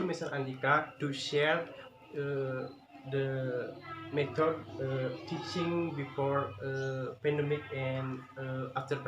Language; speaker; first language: English; non-native, learner; Indonesian